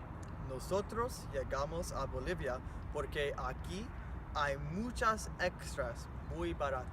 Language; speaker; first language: Spanish; non-native, learner; English